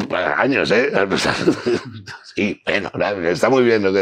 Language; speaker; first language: Spanish; native; Spanish